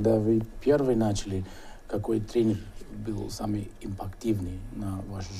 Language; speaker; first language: Russian; non-native, learner; English